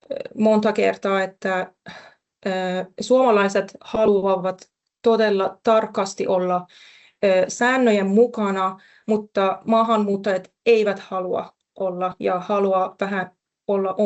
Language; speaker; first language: Finnish; non-native, fluent; Persian